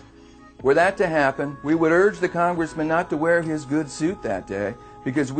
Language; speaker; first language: English; native; English